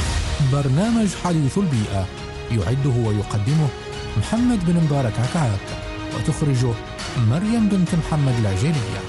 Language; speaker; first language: Arabic; native; Arabic